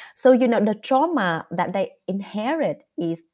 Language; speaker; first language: English; non-native, fluent; Vietnamese